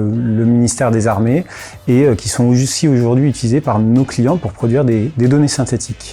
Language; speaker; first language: French; native; French